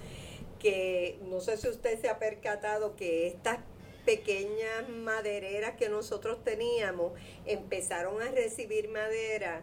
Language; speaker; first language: Spanish; native; Spanish